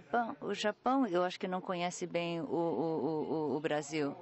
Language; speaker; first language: Portuguese; non-native, learner; Japanese